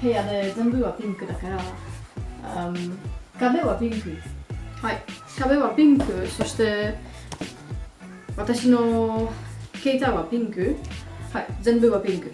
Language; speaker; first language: Japanese; non-native, learner; French